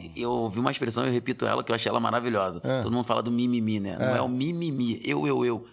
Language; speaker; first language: Portuguese; native; Portuguese